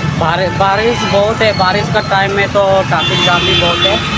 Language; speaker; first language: Hindi; non-native, local second language; Mizo